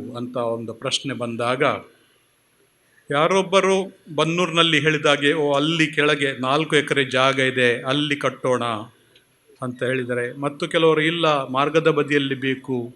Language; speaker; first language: Kannada; non-native, local second language; Konkani